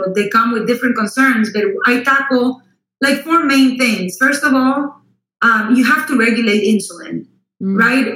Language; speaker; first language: English; non-native, fluent; Spanish